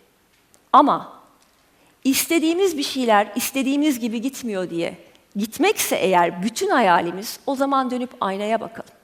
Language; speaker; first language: Turkish; native; Turkish